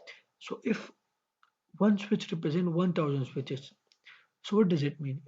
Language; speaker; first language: English; non-native, local second language; Urdu